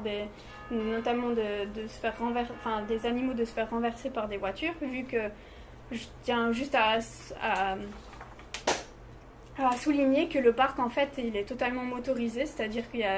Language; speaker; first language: French; native; French